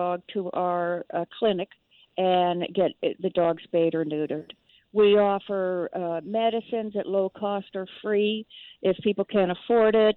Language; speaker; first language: English; native; English